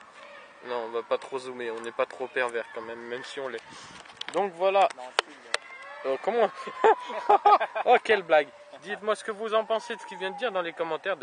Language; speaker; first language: French; native; French